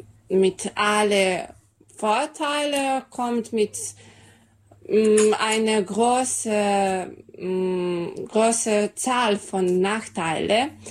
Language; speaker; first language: German; non-native, learner; Serbian